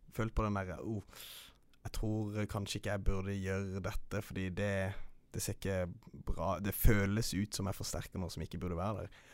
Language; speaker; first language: Norwegian; early bilingual, other home language; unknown